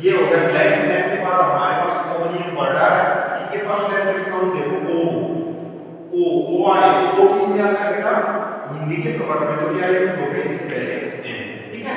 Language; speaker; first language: Hindi; native; Hindi